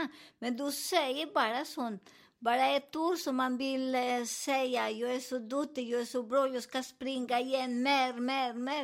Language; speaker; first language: Swedish; non-native, learner; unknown